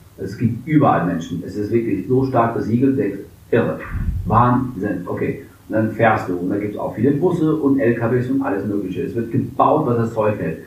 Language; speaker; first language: German; early bilingual, other home language; English